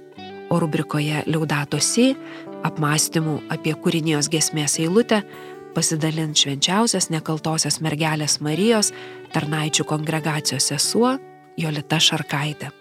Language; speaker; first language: Lithuanian; native; Lithuanian